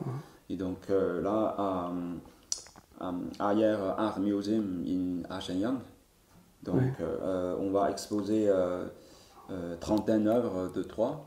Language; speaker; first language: French; non-native, learner; Chinese